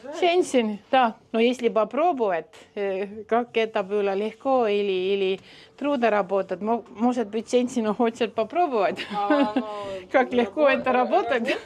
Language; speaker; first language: Russian; non-native, local second language; Estonian